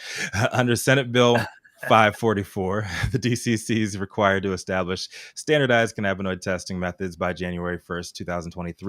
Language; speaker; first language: English; native; English